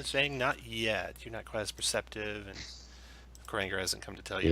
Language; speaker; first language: English; native; English